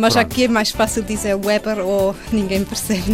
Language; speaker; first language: Portuguese; non-native, fluent; Swiss German